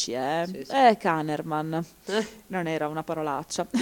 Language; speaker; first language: Italian; native; Italian